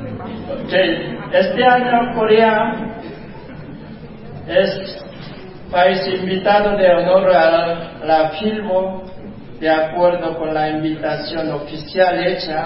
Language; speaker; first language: Spanish; non-native, fluent; Korean